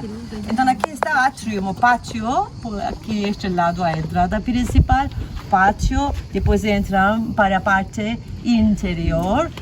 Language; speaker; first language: Portuguese; non-native, fluent; Turkish